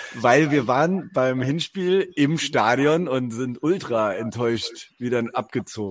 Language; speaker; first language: German; native; German